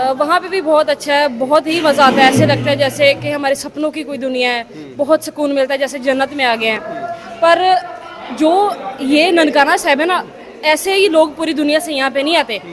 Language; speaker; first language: Urdu; non-native, local second language; Punjabi